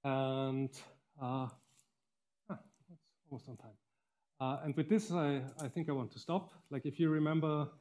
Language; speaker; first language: English; non-native, fluent; German